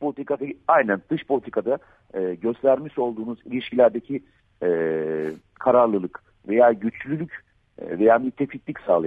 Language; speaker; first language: Turkish; native; Turkish